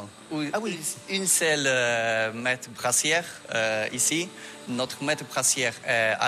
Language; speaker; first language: French; non-native, learner; Polish